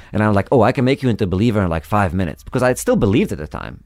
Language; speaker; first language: English; early bilingual, other home language; Hebrew